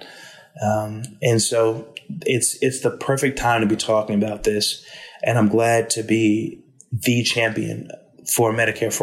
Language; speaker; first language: English; native; English